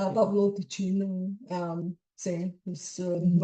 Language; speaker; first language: Portuguese; non-native, fluent; Bulgarian